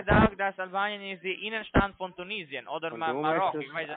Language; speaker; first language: German; non-native, learner; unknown